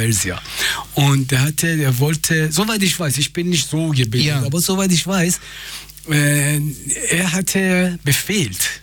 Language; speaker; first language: German; non-native, fluent; Persian